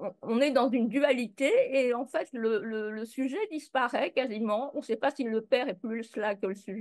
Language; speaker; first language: French; native; French